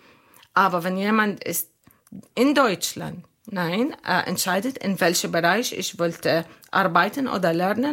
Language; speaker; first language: German; non-native, learner; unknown